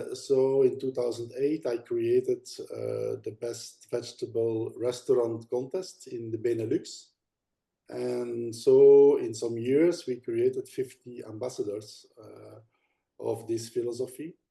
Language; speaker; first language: English; non-native, fluent; Dutch